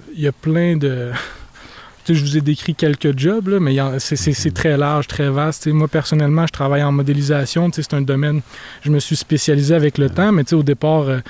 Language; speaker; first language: French; native; French